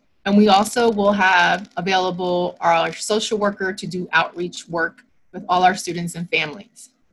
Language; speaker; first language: English; native; English